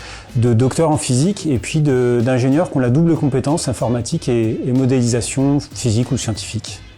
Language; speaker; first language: French; native; French